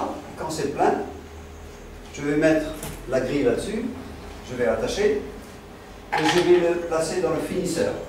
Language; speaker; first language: French; non-native, fluent; Dutch